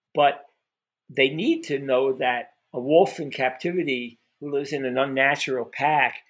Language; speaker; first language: English; native; English